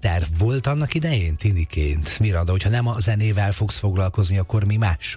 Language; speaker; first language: Hungarian; native; Hungarian